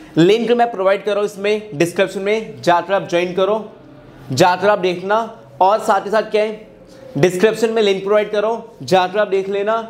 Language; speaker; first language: Hindi; native; Hindi